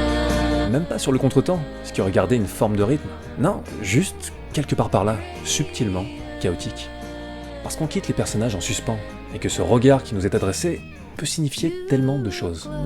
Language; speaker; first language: French; native; French